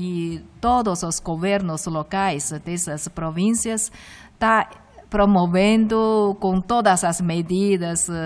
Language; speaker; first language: Portuguese; non-native, fluent; Chinese